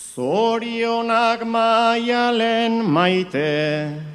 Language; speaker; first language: Basque; native; Basque